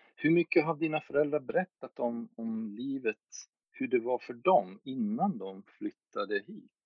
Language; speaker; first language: Swedish; native; Swedish